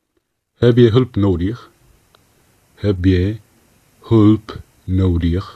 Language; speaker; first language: Dutch; non-native, fluent; Tigrinya